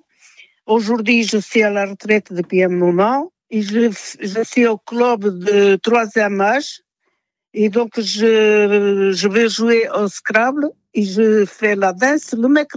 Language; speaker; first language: French; non-native, fluent; Portuguese